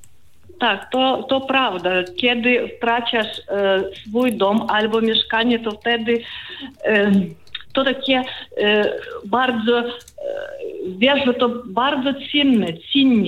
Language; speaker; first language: Polish; non-native, learner; Ukrainian